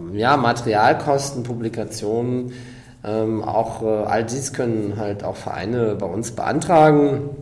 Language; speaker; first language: German; native; German